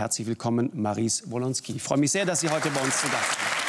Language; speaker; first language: German; native; German